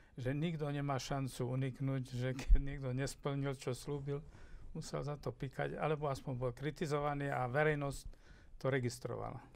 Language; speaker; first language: Slovak; native; Slovak